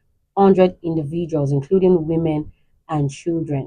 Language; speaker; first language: English; non-native, local second language; Yoruba